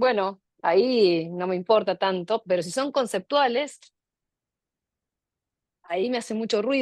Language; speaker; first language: Spanish; native; Spanish